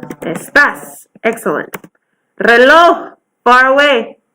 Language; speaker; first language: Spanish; non-native, fluent; English